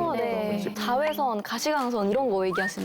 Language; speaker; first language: Korean; native; Korean